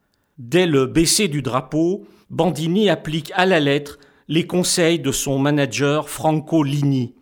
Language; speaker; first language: French; native; French